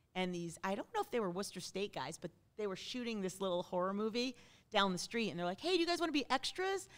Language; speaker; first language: English; native; English